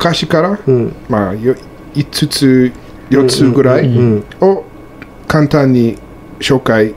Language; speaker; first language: Japanese; non-native, learner; English